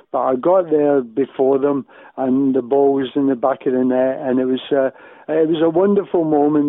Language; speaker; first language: English; native; English